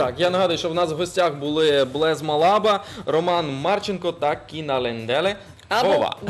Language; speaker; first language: Ukrainian; native; Ukrainian